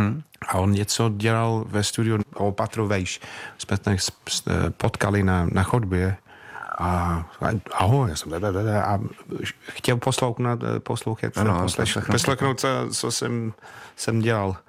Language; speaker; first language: Czech; non-native, fluent; English